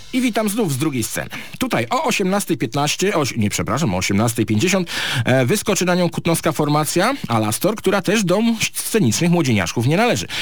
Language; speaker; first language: Polish; native; Polish